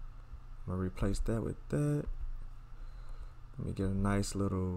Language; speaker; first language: English; native; English